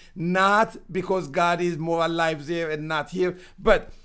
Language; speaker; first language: English; non-native, fluent; Amharic